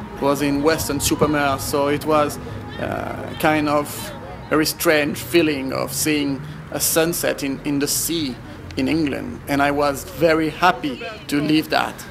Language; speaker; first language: English; non-native, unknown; French